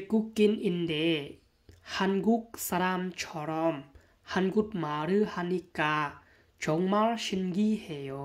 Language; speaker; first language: Korean; non-native, learner; Hmong